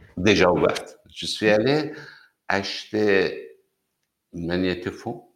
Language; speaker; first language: French; non-native, fluent; Persian